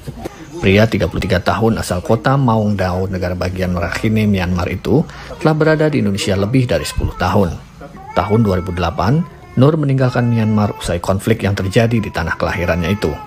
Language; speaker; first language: Indonesian; native; Indonesian